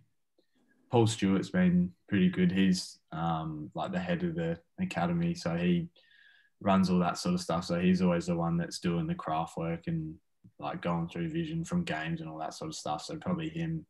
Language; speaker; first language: English; native; English